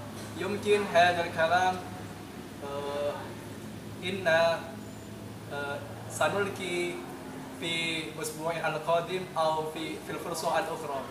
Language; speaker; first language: Arabic; non-native, learner; Indonesian